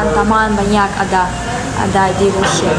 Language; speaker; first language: Indonesian; non-native, learner; Russian